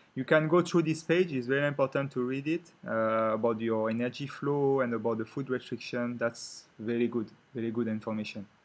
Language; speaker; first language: English; non-native, fluent; French